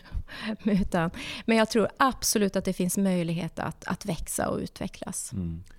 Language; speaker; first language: Swedish; native; Swedish